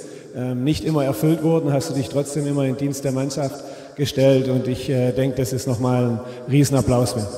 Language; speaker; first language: German; native; German